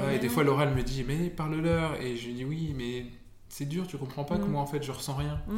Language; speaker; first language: French; native; French